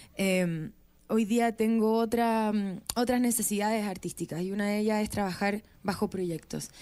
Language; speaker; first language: Spanish; native; Spanish